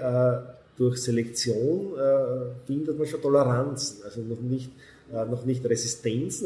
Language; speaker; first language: German; native; German